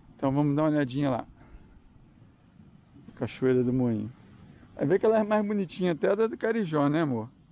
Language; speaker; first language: Portuguese; native; Portuguese